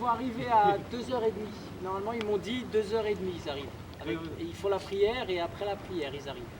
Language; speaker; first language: French; native; French